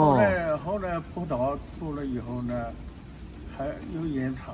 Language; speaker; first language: Chinese; non-native, local second language; Wu Chinese